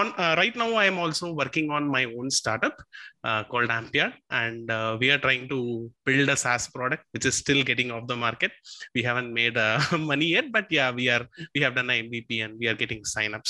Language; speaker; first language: English; non-native, local second language; Tamil